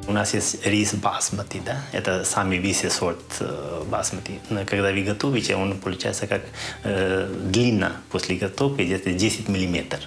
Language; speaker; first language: Russian; non-native, fluent; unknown